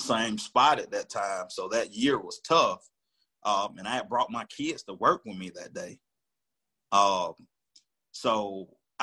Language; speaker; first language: English; native; English